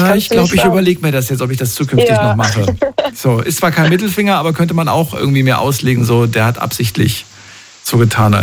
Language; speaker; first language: German; native; German